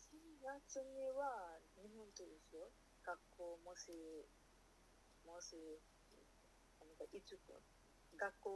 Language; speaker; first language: Japanese; non-native, learner; Nepali